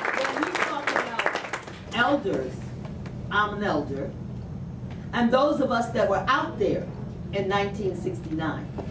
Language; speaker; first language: English; native; English